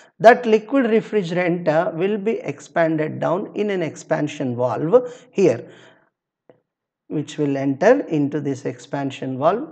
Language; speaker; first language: English; non-native, local second language; Telugu